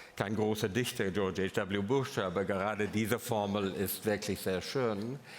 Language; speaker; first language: German; non-native, fluent; English